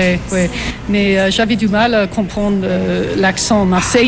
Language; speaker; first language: French; non-native, fluent; English